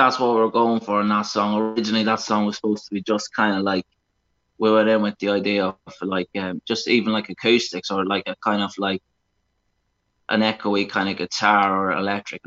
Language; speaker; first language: English; native; English